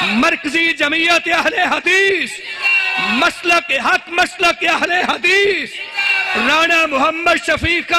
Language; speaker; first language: Urdu; non-native, local second language; Punjabi